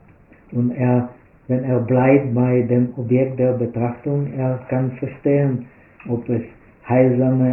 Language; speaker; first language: German; non-native, fluent; Czech